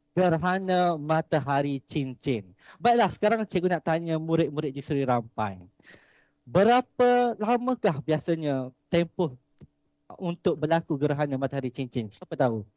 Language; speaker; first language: Malay; native; Malay